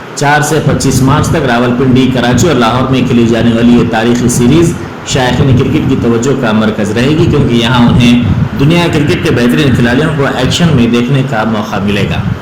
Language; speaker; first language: Urdu; native; Urdu